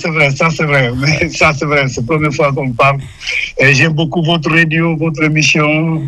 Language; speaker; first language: French; non-native, local second language; Wolof